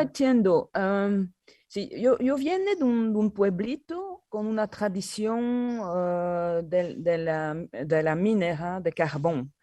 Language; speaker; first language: Spanish; non-native, learner; French